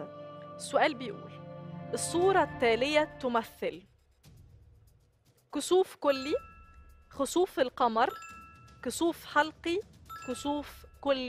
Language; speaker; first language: Arabic; native; Arabic